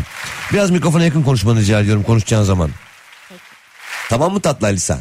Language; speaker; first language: Turkish; native; Turkish